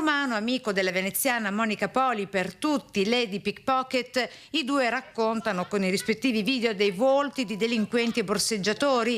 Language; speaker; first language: Italian; native; Italian